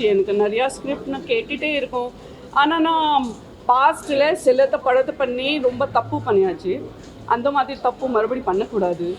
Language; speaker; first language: Tamil; non-native, fluent; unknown